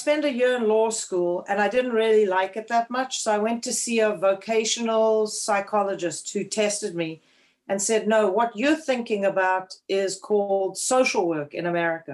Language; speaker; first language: English; native; English